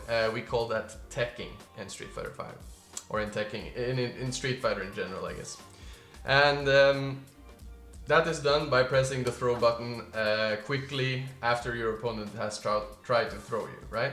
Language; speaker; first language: English; non-native, fluent; Norwegian